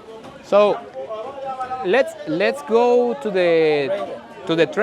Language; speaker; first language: English; non-native, learner; Spanish